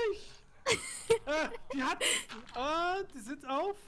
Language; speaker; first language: German; native; German